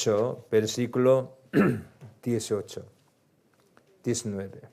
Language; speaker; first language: Spanish; non-native, learner; Korean